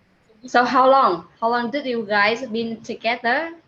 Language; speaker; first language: English; non-native, learner; Vietnamese